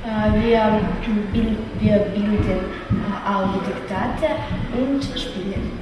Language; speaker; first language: German; non-native, learner; Ukrainian